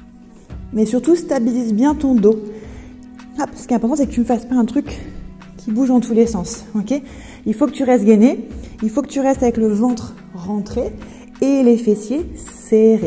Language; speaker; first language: French; native; French